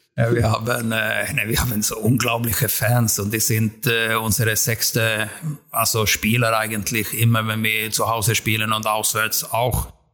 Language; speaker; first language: German; non-native, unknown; Swedish